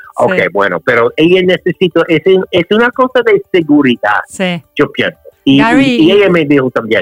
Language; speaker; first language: Spanish; non-native, learner; English